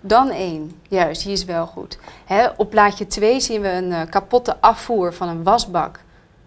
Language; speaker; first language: Dutch; native; Dutch